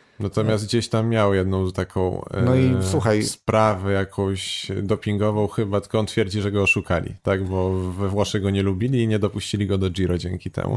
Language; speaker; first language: Polish; native; Polish